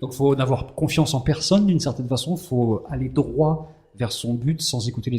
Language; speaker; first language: French; native; French